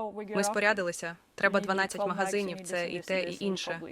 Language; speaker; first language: Ukrainian; non-native, fluent; Swedish